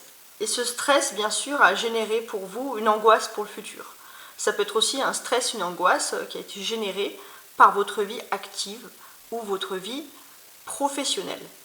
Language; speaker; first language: French; native; French